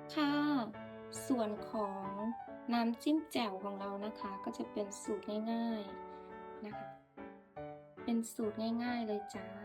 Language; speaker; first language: Thai; non-native, local second language; Northeastern Thai